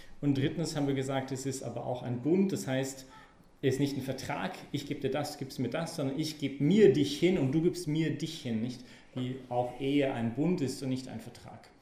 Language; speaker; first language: German; non-native, fluent; English